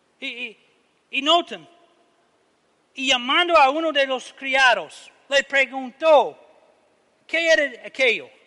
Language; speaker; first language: Spanish; non-native, learner; English